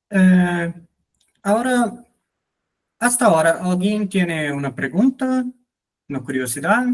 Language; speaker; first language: Spanish; non-native, fluent; Portuguese